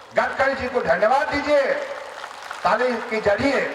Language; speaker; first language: Hindi; non-native, local second language; Assamese